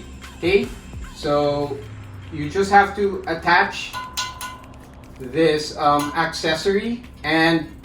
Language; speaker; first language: English; non-native, local second language; Filipino